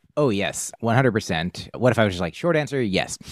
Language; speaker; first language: English; native; English